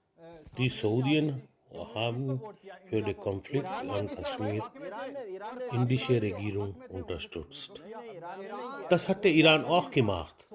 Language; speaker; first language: German; non-native, learner; Urdu